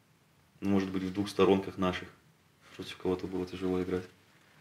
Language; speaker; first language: Russian; native; Russian